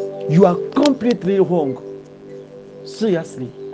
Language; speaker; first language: English; non-native, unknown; Lingala